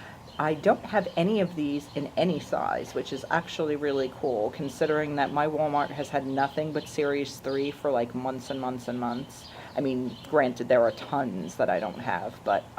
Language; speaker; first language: English; native; English